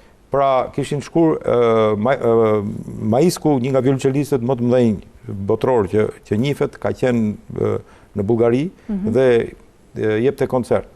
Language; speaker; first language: Albanian; native; Albanian